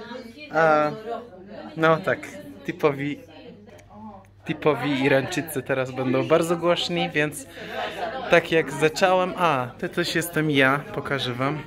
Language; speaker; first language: Polish; non-native, fluent; Persian